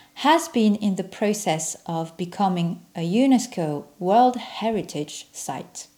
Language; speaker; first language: English; non-native, fluent; French